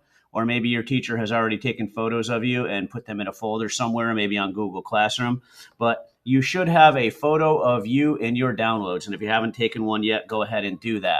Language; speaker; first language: English; native; English